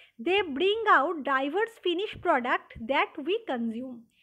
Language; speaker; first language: English; non-native, local second language; Bangla